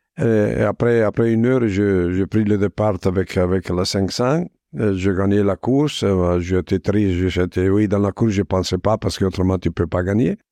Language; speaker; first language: French; non-native, fluent; Italian